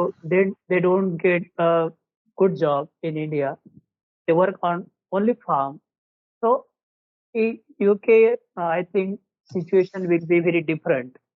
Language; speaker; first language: English; non-native, learner; Marathi